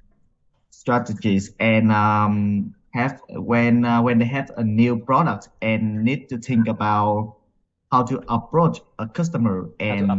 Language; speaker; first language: English; non-native, learner; Vietnamese